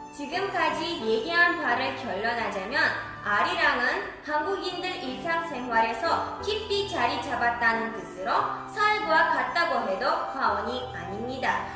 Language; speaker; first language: Korean; non-native, fluent; Uzbek